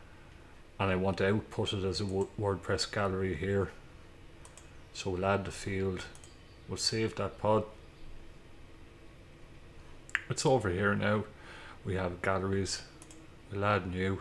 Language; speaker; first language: English; native; English